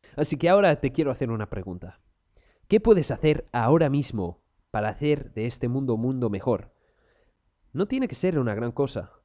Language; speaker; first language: Spanish; non-native, local second language; Catalan